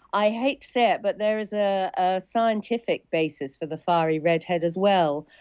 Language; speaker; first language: English; native; English